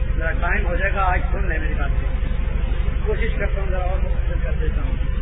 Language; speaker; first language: Urdu; non-native, local second language; Punjabi